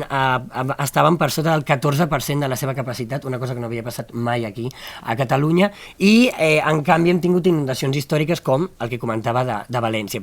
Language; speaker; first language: Catalan; native; Catalan